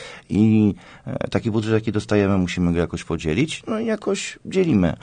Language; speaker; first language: Polish; native; Polish